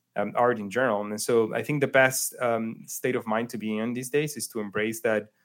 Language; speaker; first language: English; non-native, fluent; Spanish